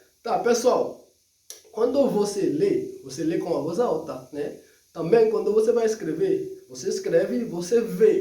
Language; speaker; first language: Portuguese; non-native, fluent; Haitian Creole